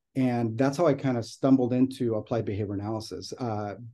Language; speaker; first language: English; native; English